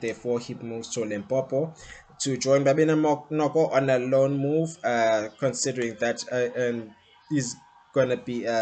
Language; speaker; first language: English; non-native, local second language; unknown